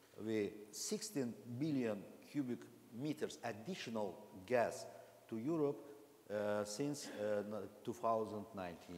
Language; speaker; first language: English; non-native, learner; Azerbaijani